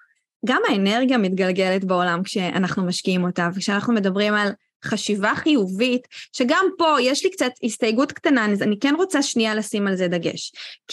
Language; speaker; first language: Hebrew; native; Hebrew